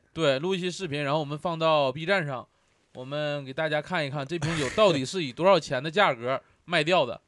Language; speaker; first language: Chinese; native; Chinese